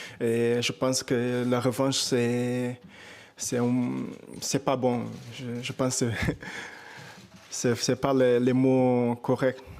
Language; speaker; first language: French; non-native, fluent; Portuguese